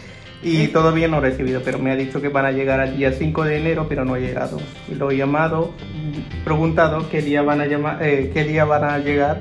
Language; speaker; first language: Spanish; non-native, learner; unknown